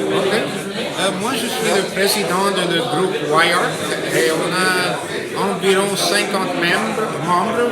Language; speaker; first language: French; non-native, local second language; English